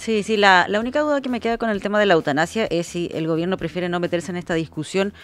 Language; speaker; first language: Spanish; native; Spanish